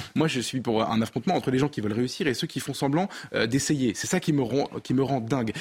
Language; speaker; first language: French; native; French